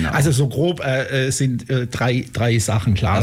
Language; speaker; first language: German; native; German